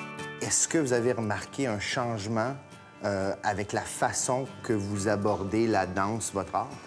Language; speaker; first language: French; native; French